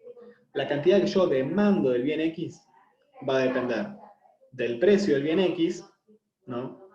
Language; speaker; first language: Spanish; native; Spanish